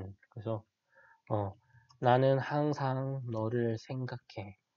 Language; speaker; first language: Korean; native; Korean